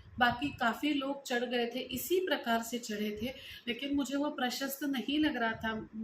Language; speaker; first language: Hindi; non-native, local second language; Marathi